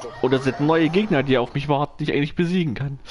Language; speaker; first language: German; native; German